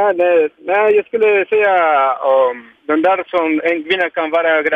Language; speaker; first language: Swedish; non-native, learner; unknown